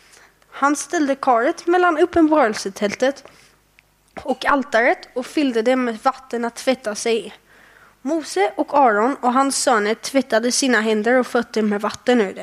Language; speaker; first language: Swedish; native; Swedish